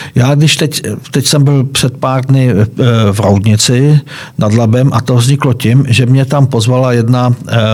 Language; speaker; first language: Czech; native; Czech